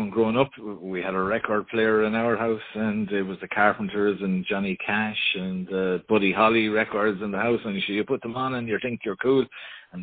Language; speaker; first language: English; native; English